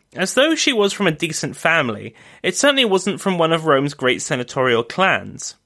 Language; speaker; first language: English; native; English